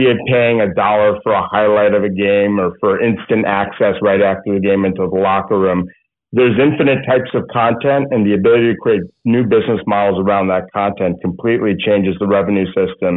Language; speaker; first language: English; native; English